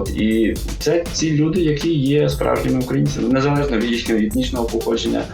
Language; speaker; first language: Ukrainian; native; Ukrainian